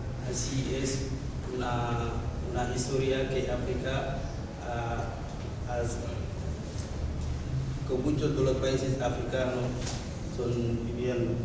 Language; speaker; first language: Spanish; non-native, learner; Wolof